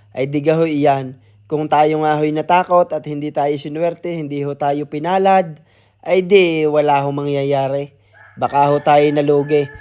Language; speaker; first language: Filipino; native; Filipino